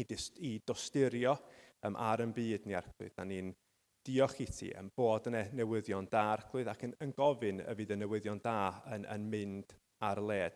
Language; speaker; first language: Welsh; native; Welsh